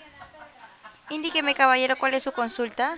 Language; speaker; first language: Spanish; native; Spanish